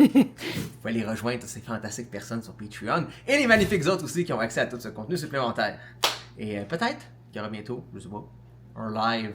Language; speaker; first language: French; native; French